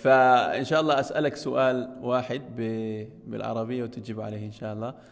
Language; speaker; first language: Arabic; non-native, learner; English